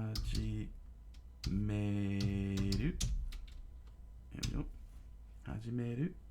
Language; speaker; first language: Japanese; non-native, learner; English